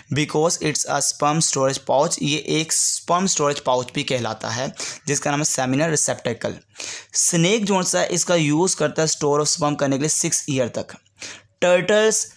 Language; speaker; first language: Hindi; native; Hindi